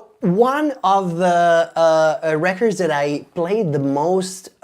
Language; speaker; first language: English; non-native, fluent; Italian